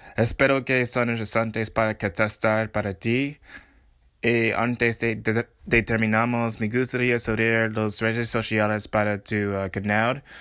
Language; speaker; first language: Spanish; non-native, learner; English